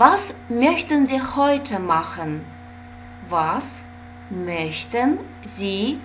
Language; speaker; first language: German; non-native, fluent; Russian